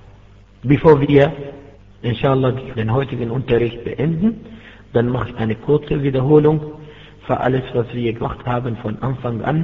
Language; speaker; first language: German; non-native, fluent; Arabic